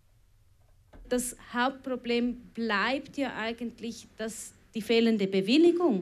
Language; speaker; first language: German; native; German